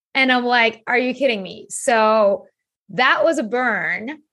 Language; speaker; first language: English; non-native, fluent; Persian